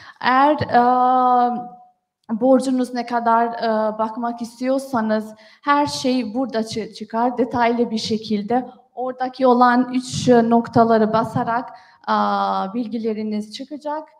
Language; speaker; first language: Turkish; non-native, fluent; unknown